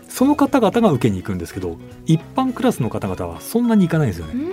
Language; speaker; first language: Japanese; native; Japanese